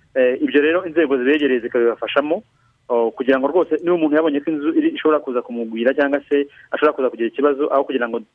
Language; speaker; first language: Kinyarwanda; native; Kinyarwanda